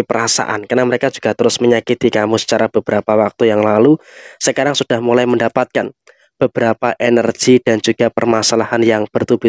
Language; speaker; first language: Indonesian; native; Indonesian